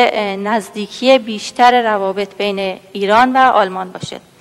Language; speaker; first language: Persian; native; Persian